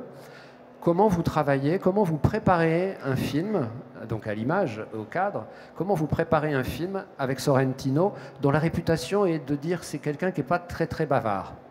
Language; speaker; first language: French; native; French